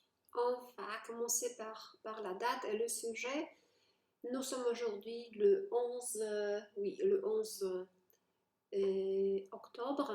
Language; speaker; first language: French; non-native, fluent; Polish